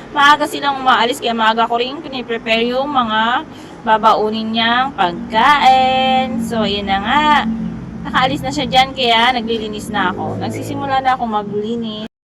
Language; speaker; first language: Filipino; native; Filipino